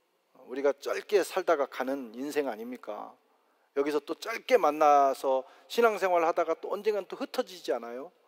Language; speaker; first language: Korean; native; Korean